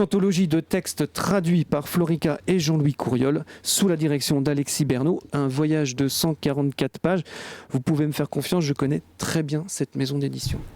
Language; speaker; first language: French; native; French